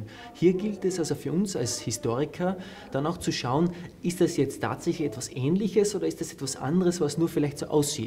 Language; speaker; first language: German; native; German